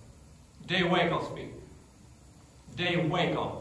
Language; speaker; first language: English; non-native, learner; Russian